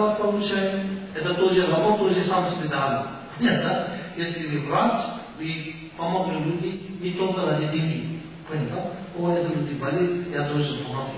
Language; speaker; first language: Russian; non-native, learner; Tibetan